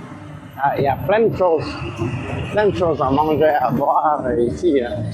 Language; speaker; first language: French; non-native, fluent; Vietnamese